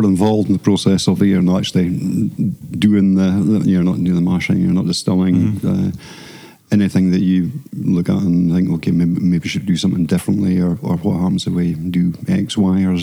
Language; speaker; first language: English; native; English